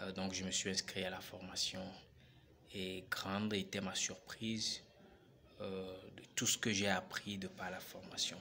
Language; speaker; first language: French; non-native, local second language; Ewe